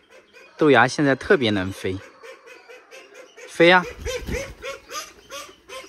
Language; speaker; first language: Chinese; native; Chinese